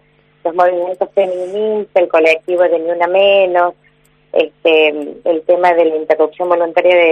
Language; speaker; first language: Spanish; native; Spanish